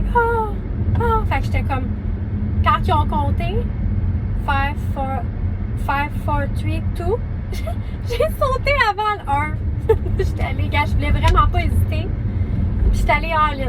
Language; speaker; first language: French; native; French